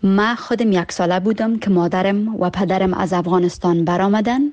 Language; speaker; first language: Persian; early bilingual, heritage; Persian